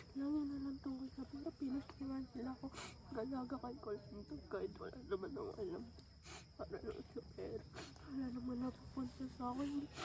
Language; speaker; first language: Filipino; native; Filipino